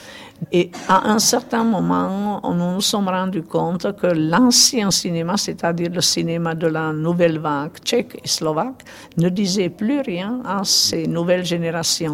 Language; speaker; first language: French; non-native, fluent; Czech